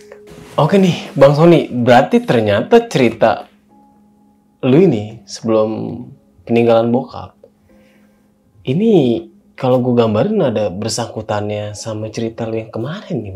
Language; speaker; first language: Indonesian; native; Indonesian